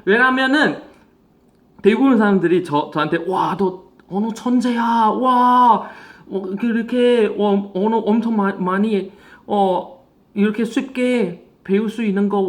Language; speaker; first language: Korean; non-native, fluent; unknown